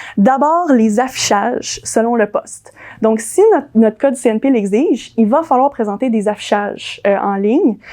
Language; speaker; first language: French; early bilingual, other home language; English